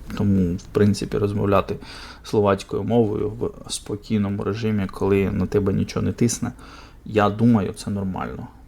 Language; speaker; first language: Ukrainian; non-native, local second language; Russian